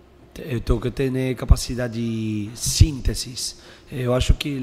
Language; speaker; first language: Portuguese; non-native, learner; Spanish